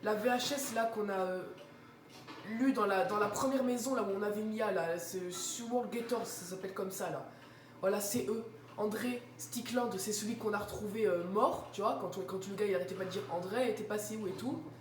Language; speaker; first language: French; native; French